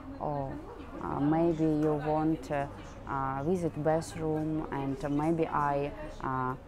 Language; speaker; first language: English; non-native, learner; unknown